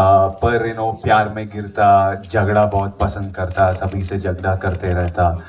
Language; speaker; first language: Hindi; non-native, local second language; Telugu